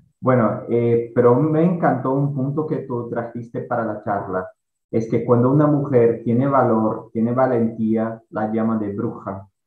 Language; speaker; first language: Spanish; non-native, fluent; Portuguese